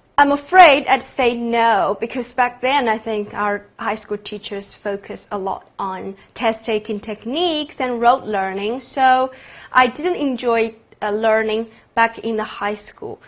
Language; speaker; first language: English; non-native, fluent; Chinese